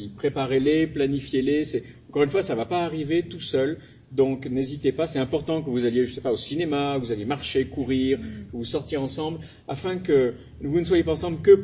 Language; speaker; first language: French; native; French